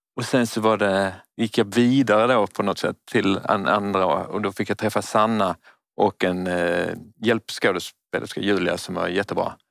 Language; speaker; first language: Swedish; native; Swedish